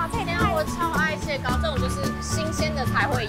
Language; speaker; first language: Chinese; native; Chinese